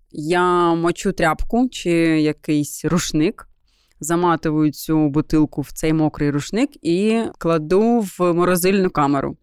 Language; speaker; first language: Ukrainian; non-native, local second language; Russian